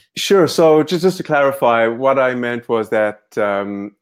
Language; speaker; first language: English; native; English